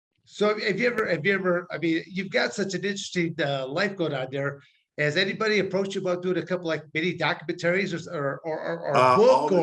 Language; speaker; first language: English; native; English